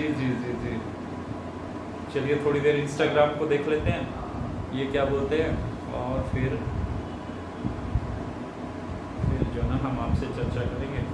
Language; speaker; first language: Hindi; native; Hindi